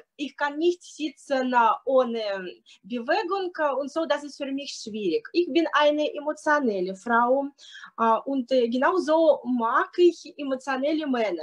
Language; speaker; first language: German; non-native, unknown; Russian